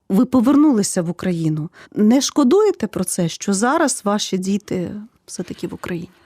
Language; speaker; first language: Ukrainian; native; Ukrainian